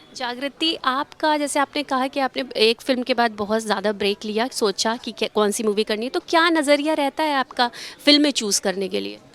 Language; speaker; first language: Hindi; native; Hindi